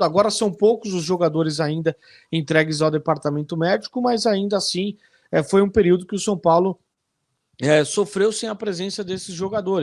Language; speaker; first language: Portuguese; native; Portuguese